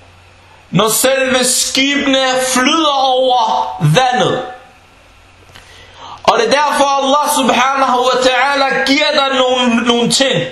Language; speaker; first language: Danish; non-native, fluent; Arabic